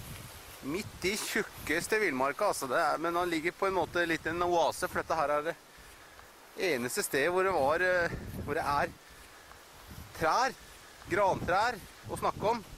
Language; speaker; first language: Norwegian; native; Norwegian